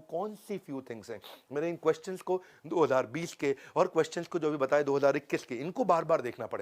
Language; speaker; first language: Hindi; native; Hindi